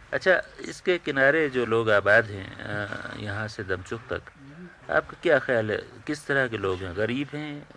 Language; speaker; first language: Urdu; native; Urdu